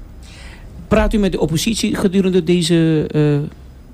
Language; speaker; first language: Dutch; non-native, local second language; Papiamento